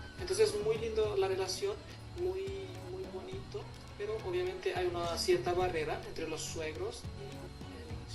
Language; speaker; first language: Spanish; non-native, fluent; Hindi